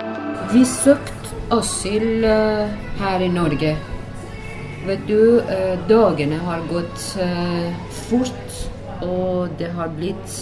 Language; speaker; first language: Norwegian; non-native, learner; Persian